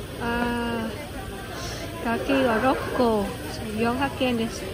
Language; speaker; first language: Japanese; non-native, learner; Vietnamese